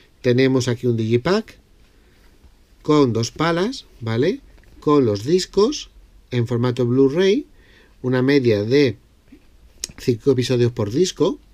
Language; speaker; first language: Spanish; native; Spanish